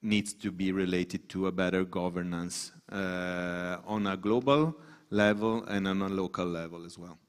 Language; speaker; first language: English; non-native, fluent; Italian